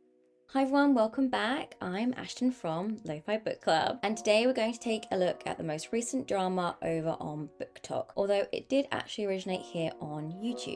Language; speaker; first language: English; native; English